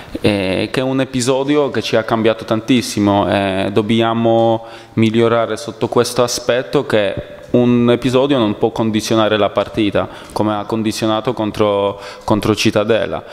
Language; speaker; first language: Italian; non-native, fluent; Polish